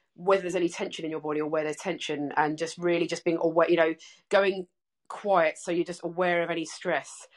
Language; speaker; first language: English; native; English